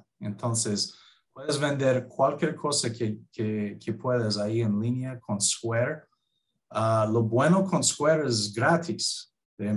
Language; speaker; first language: Spanish; non-native, fluent; English